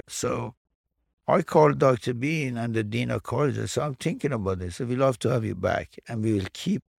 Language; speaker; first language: English; non-native, fluent; Persian